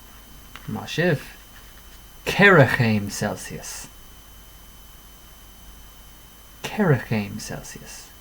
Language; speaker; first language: Irish; non-native, local second language; English